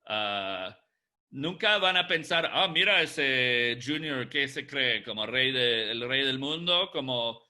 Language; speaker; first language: Spanish; non-native, fluent; English